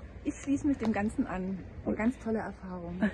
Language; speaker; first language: German; native; German